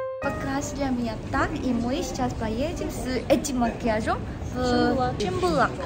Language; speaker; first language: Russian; non-native, learner; Korean